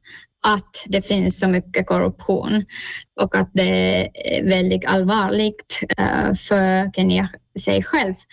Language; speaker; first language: Swedish; non-native, local second language; Finnish